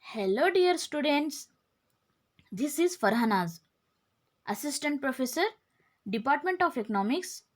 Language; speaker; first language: English; non-native, local second language; Kannada